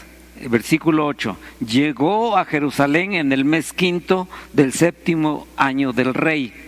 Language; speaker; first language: Spanish; native; Spanish